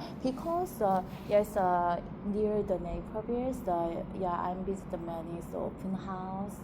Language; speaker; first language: English; non-native, learner; Korean